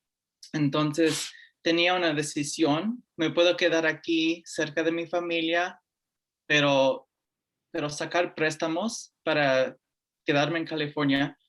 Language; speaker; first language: Spanish; early bilingual, heritage; Spanish